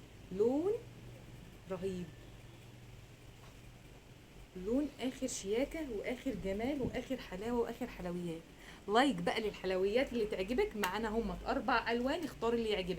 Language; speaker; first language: Arabic; native; Arabic